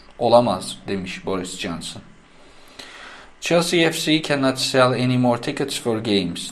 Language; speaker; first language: English; non-native, fluent; Turkish